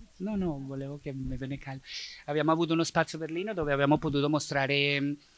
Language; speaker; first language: Italian; non-native, fluent; Spanish